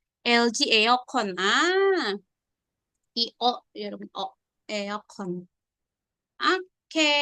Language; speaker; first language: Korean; non-native, fluent; Indonesian